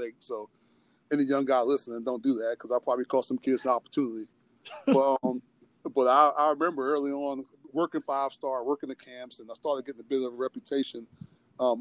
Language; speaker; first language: English; native; English